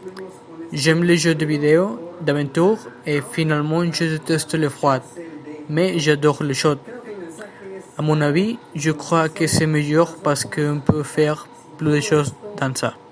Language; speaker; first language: French; non-native, learner; Spanish